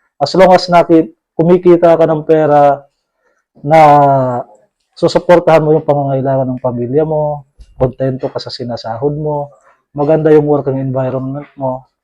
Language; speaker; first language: Filipino; native; Filipino